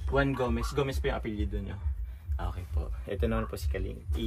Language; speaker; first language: Filipino; native; Filipino